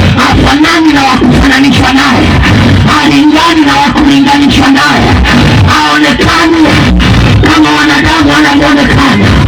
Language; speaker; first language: Swahili; native; Swahili